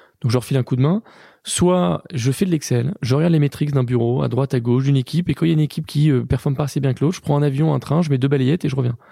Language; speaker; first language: French; native; French